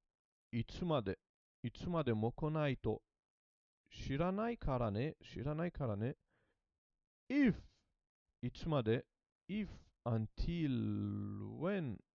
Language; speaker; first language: Japanese; non-native, learner; English